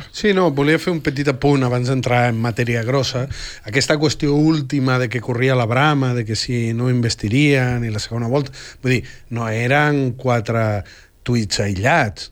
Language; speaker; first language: Catalan; native; Catalan